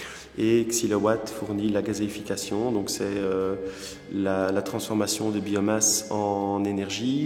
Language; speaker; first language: French; native; French